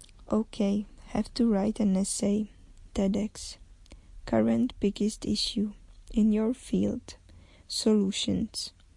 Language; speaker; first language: English; non-native, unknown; Czech